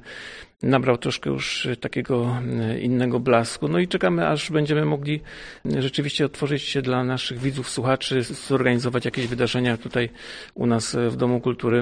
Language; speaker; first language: Polish; native; Polish